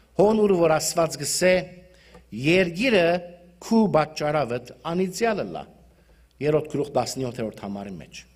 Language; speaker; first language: Armenian; early bilingual, heritage; Armenian